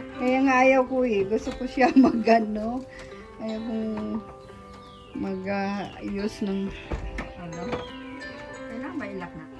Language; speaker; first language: Filipino; non-native, local second language; Cebuano